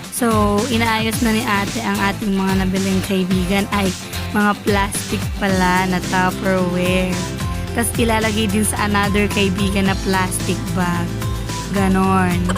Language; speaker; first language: Filipino; non-native, local second language; Pampanga